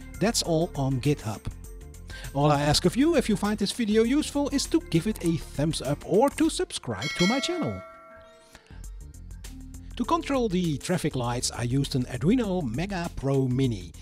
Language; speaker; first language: English; non-native, fluent; Dutch